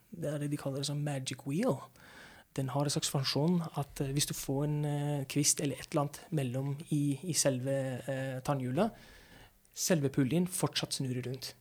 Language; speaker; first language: Norwegian; non-native, fluent; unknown